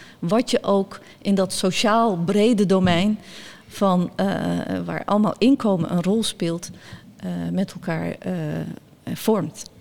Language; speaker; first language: Dutch; early bilingual, other home language; Turkish